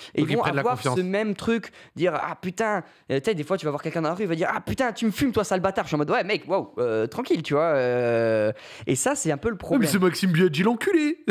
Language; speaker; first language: French; native; French